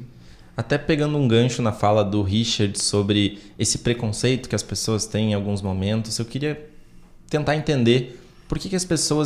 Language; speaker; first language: Portuguese; native; Portuguese